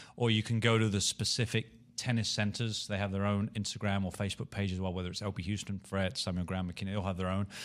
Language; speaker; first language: English; native; English